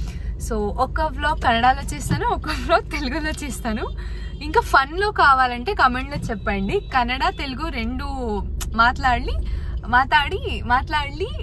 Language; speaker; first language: Telugu; non-native, local second language; Kannada